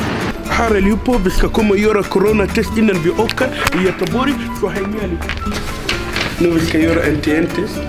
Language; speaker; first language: Swedish; non-native, fluent; Arabic